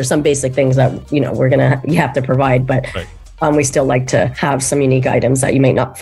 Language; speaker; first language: English; native; English